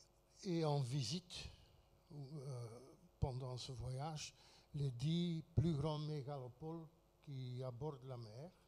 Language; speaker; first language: French; non-native, fluent; Dutch